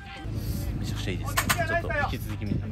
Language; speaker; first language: Japanese; native; Japanese